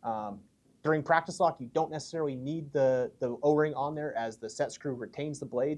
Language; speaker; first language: English; native; English